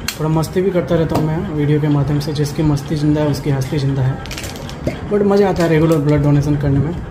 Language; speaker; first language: Hindi; non-native, local second language; Gujarati